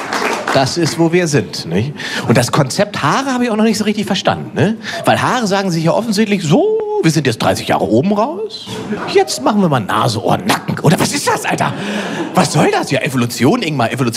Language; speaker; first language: German; native; German